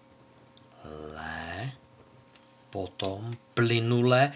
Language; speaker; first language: Czech; native; Czech